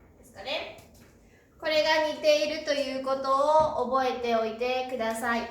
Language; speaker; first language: Japanese; native; Japanese